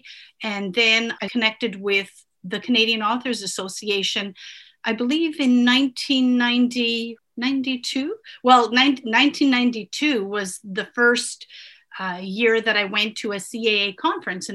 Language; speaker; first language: English; non-native, fluent; Italian